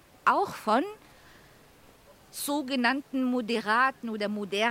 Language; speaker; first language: German; non-native, fluent; Arabic